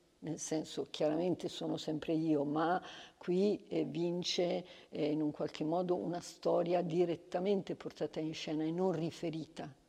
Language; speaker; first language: Italian; native; Italian